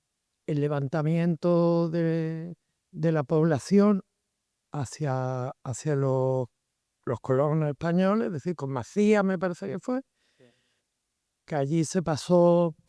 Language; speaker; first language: Spanish; native; Spanish